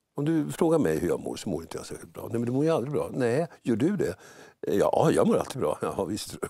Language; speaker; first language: Swedish; native; Swedish